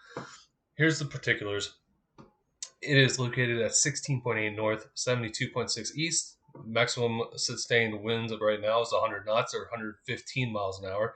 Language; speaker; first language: English; native; English